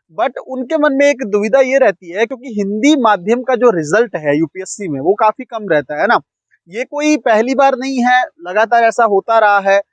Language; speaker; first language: Hindi; non-native, local second language; Punjabi